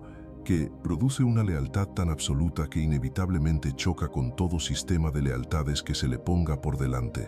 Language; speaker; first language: Spanish; native; Spanish